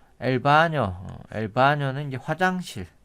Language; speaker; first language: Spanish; non-native, learner; Korean